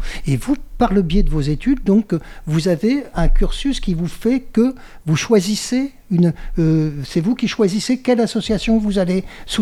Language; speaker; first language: French; native; French